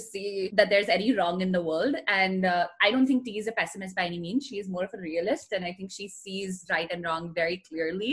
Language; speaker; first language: English; non-native, local second language; Hindi